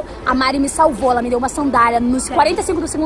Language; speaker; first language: Portuguese; native; Portuguese